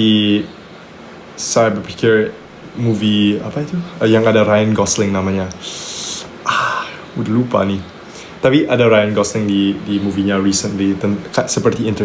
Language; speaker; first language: Indonesian; non-native, local second language; English